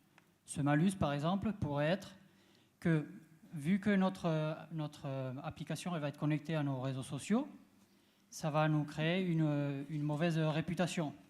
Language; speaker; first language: French; non-native, learner; Spanish